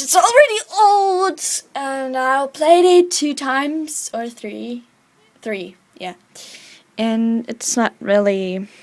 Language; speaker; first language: English; non-native, fluent; Estonian